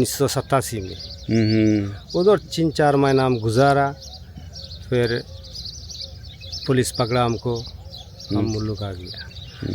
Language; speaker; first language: Hindi; non-native, learner; Bangla